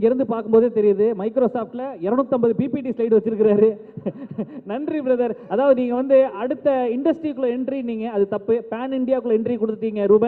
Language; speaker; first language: Tamil; native; Tamil